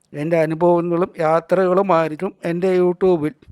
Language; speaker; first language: Malayalam; native; Malayalam